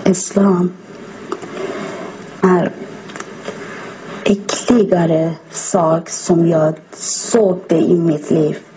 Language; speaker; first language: Swedish; non-native, learner; Persian